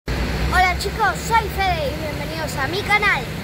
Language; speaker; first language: Spanish; native; Spanish